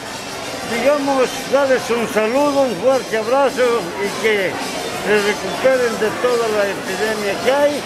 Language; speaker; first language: Spanish; native; Spanish